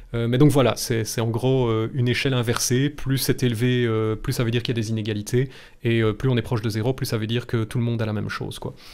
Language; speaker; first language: French; native; French